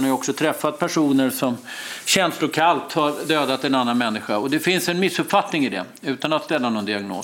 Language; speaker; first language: Swedish; native; Swedish